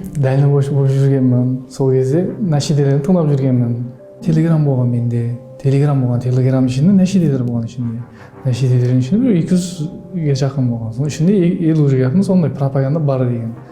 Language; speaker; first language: Kazakh; non-native, local second language; Uzbek